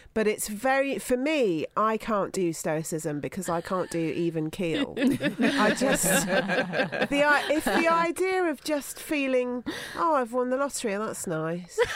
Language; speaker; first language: English; native; English